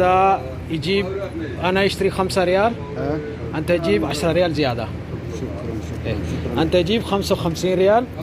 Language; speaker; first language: Arabic; non-native, learner; Urdu